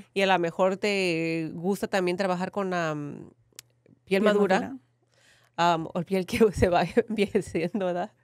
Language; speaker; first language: Spanish; early bilingual, heritage; Spanish